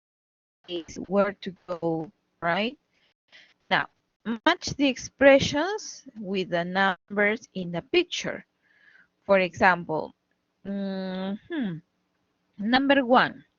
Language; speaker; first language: English; non-native, fluent; Spanish